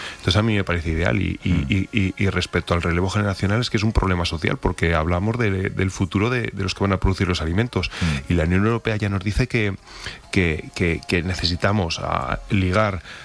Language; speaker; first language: Spanish; native; Spanish